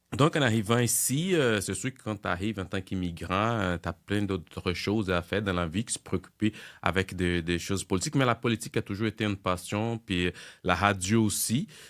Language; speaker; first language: French; non-native, fluent; Portuguese